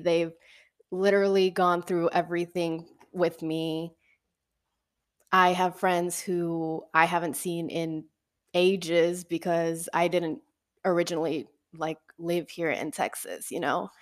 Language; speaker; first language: English; early bilingual, other home language; Spanish